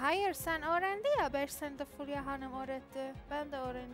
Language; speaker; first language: Turkish; non-native, learner; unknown